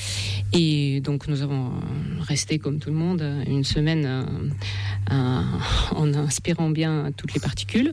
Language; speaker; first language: French; non-native, fluent; Russian